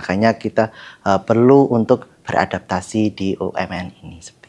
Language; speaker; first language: Indonesian; non-native, local second language; Javanese